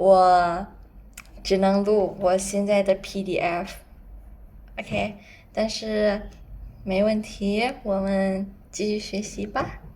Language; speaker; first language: Chinese; non-native, fluent; Indonesian